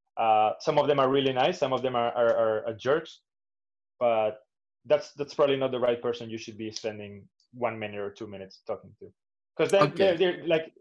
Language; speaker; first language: English; non-native, fluent; Spanish